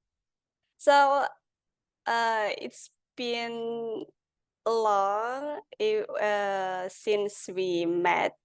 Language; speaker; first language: English; non-native, learner; Indonesian